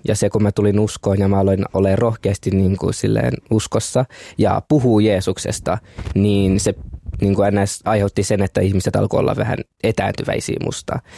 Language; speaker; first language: Finnish; early bilingual, other home language; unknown